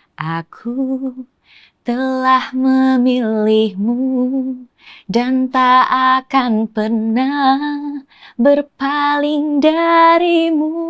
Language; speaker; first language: Indonesian; native; Indonesian